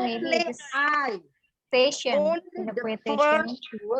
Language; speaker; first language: English; non-native, fluent; Indonesian